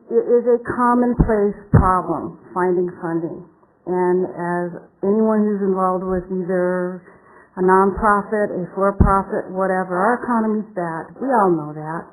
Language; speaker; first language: English; native; English